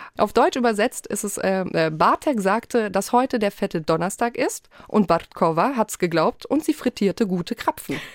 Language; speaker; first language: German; early bilingual, other home language; Polish